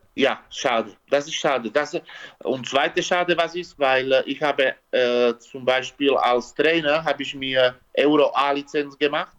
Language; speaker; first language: German; non-native, learner; Slovak